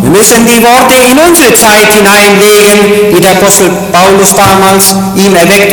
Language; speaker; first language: German; native; German